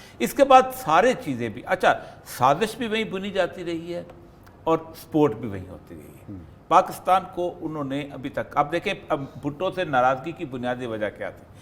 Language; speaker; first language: Urdu; non-native, local second language; Punjabi